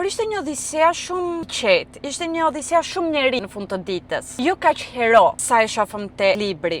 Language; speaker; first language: Albanian; early bilingual, heritage; Albanian